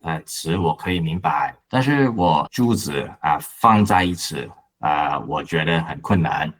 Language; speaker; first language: Chinese; non-native, learner; Cantonese